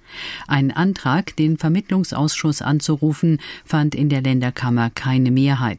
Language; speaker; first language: German; native; German